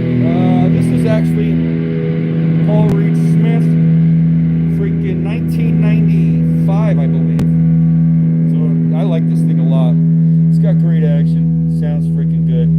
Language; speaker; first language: English; native; English